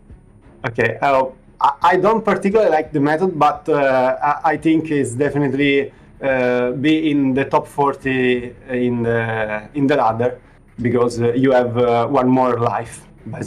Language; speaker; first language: English; non-native, fluent; Italian